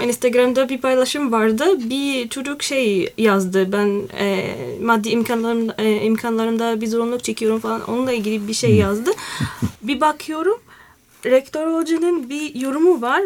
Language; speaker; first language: Turkish; non-native, fluent; Arabic